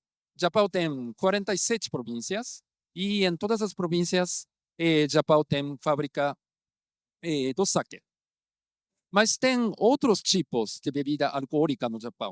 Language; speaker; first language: Portuguese; non-native, fluent; Japanese